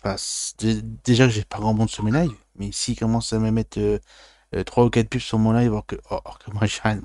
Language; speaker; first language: French; native; French